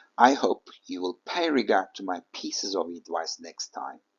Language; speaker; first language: English; non-native, fluent; Turkish